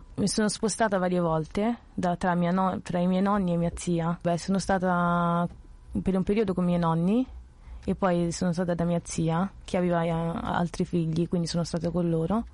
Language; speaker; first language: Italian; early bilingual, other home language; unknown